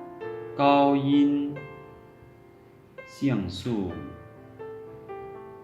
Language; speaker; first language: Chinese; non-native, fluent; Lao